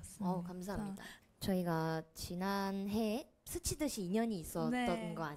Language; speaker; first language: Korean; native; Korean